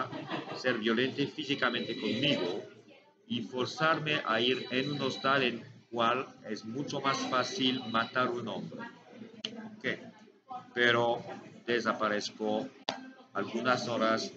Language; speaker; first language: Spanish; non-native, learner; French